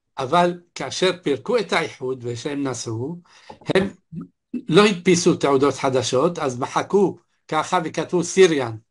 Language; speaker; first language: Hebrew; non-native, fluent; Arabic